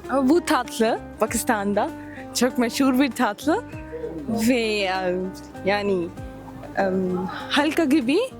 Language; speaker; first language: Turkish; non-native, learner; Urdu